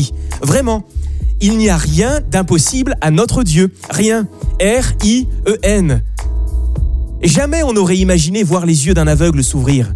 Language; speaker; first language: French; native; French